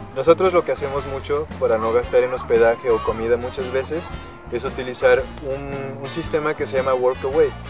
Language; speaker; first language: Spanish; native; Spanish